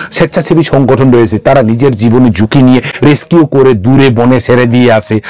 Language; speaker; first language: Bangla; non-native, local second language; Kok Borok